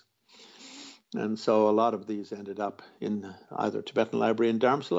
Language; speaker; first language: English; native; English